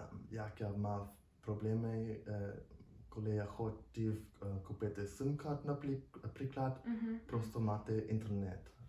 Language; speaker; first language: Ukrainian; non-native, learner; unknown